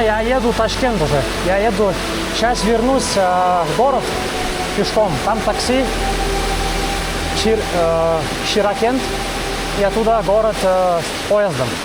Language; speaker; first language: Russian; non-native, learner; Lithuanian